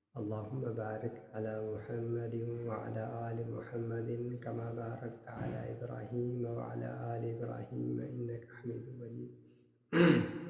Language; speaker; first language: Urdu; non-native, local second language; Sindhi